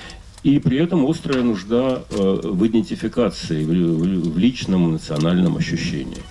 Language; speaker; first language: Russian; native; Russian